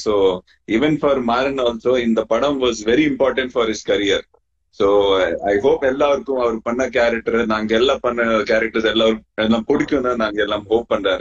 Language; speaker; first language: Tamil; non-native, fluent; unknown